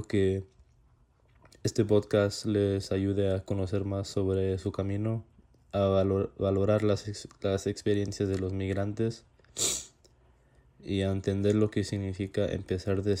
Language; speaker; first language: Spanish; early bilingual, heritage; Spanish